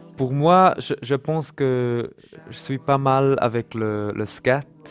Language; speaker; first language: French; non-native, learner; German